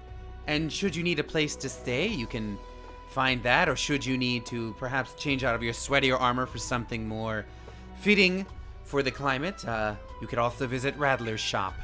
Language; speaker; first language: English; native; English